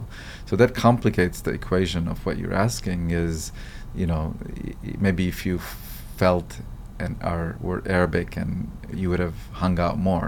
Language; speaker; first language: English; non-native, fluent; Arabic